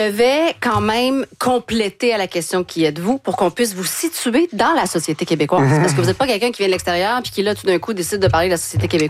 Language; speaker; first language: French; native; French